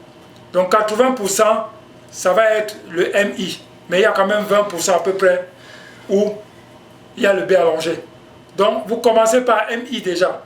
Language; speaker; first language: French; non-native, local second language; Basaa